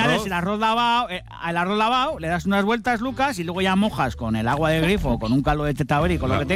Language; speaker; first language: Spanish; native; Spanish